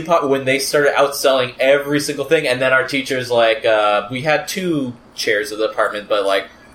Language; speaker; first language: English; native; English